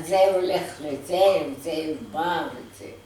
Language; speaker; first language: Hebrew; non-native, learner; Arabic